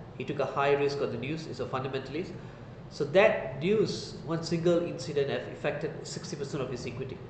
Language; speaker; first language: English; non-native, local second language; Tamil